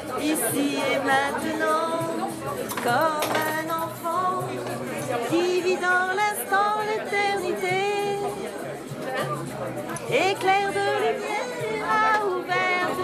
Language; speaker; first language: French; native; French